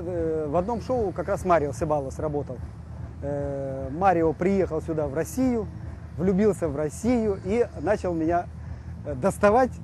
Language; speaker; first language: Russian; native; Russian